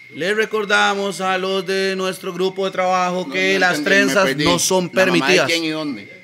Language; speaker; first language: Spanish; native; Spanish